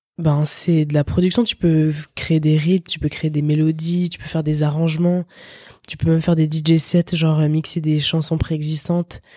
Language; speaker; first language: French; native; French